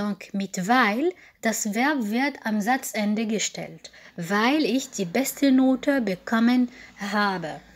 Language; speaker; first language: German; non-native, fluent; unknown